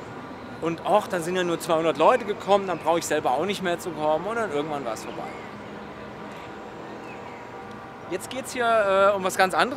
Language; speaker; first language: German; native; German